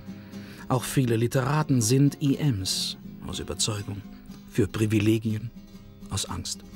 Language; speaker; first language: German; native; German